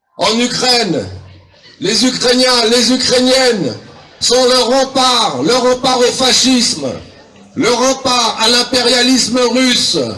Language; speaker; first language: French; non-native, fluent; Ukrainian